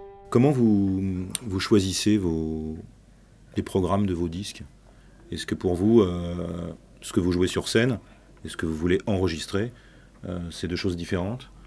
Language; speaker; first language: French; native; French